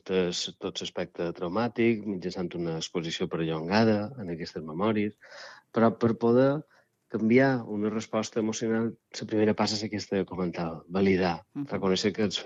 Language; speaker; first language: Catalan; native; Catalan